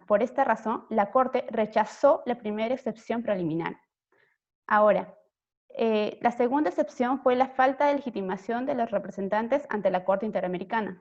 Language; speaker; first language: Spanish; native; Spanish